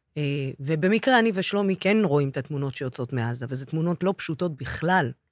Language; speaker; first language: Hebrew; non-native, local second language; Arabic